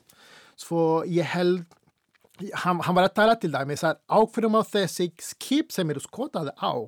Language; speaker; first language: Icelandic; non-native, fluent; Spanish